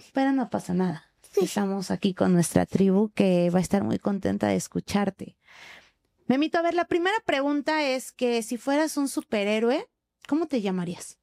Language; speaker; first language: Spanish; native; Spanish